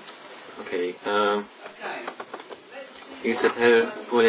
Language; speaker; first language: French; non-native, learner; English